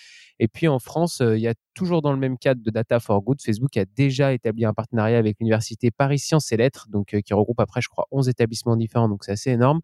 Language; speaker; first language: French; native; French